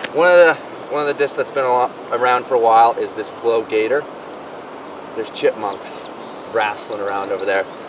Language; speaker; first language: English; native; English